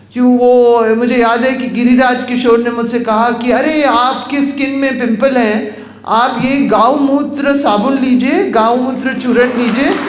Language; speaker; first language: Hindi; native; Hindi